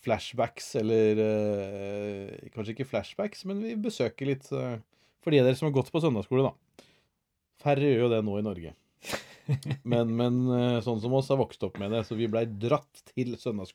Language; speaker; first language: Norwegian; native; Norwegian